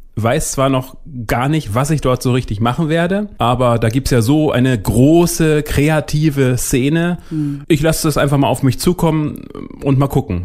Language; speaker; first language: German; native; German